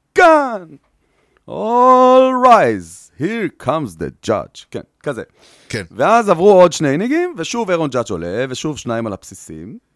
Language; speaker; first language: Hebrew; native; Hebrew